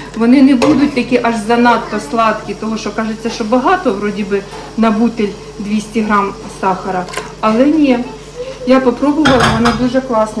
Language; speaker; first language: Ukrainian; native; Ukrainian